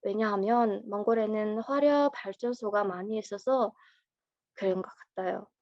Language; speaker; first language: Korean; non-native, learner; Mongolian